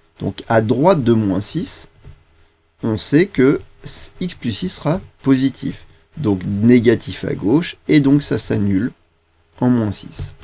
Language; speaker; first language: French; native; French